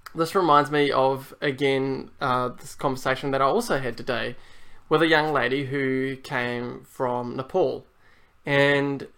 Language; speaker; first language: English; native; English